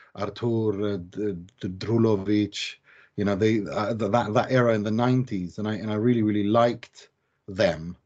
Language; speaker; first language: English; non-native, fluent; Swedish